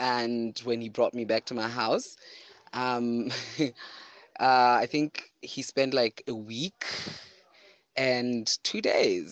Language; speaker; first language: English; non-native, local second language; Southern Sotho